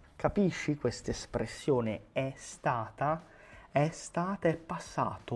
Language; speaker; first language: Italian; non-native, fluent; Portuguese